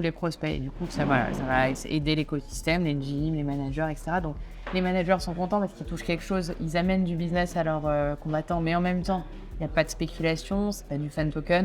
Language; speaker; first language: French; native; French